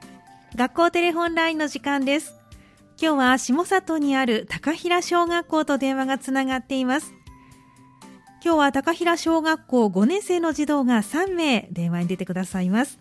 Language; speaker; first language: Japanese; native; Japanese